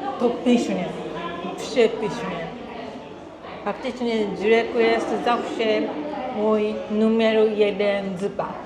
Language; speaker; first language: Polish; non-native, learner; Japanese